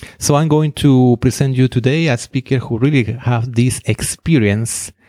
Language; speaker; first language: English; non-native, fluent; Spanish